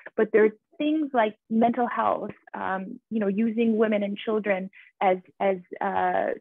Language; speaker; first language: English; early bilingual, other home language; Persian